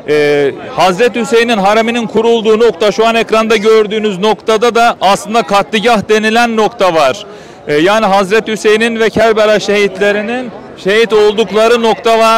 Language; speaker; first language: Turkish; native; Turkish